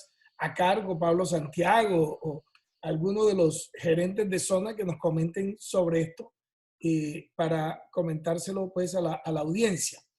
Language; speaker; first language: Spanish; native; Spanish